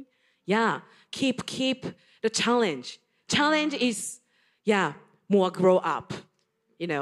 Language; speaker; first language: English; non-native, learner; Japanese